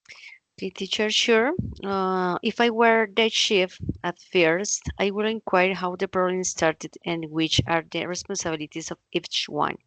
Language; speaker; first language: English; non-native, learner; Spanish